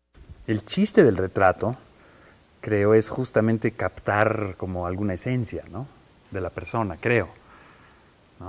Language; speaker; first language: Spanish; native; Spanish